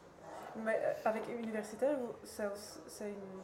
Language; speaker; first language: French; non-native, learner; Dutch